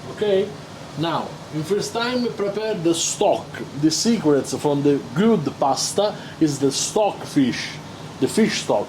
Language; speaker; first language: English; non-native, learner; Italian